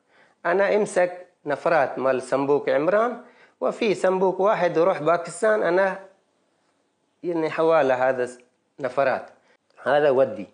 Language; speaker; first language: Arabic; non-native, learner; Baluchi